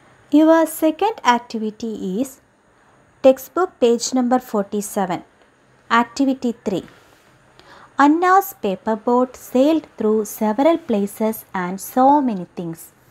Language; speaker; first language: English; non-native, local second language; Malayalam